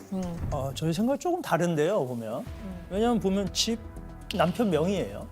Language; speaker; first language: Korean; native; Korean